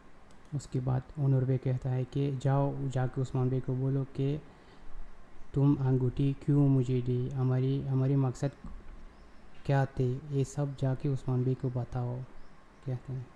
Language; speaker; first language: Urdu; non-native, local second language; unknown